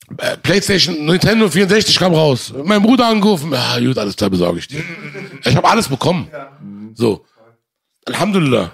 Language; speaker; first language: German; early bilingual, other home language; Arabic